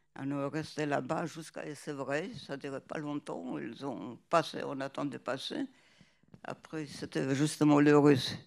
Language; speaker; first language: French; non-native, fluent; Polish